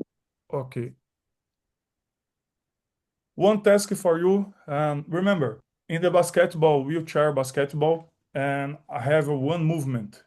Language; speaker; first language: English; non-native, learner; Portuguese